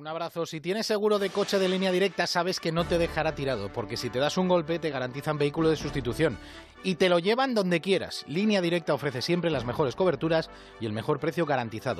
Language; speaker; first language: Spanish; native; Spanish